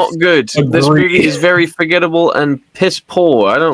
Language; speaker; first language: English; native; English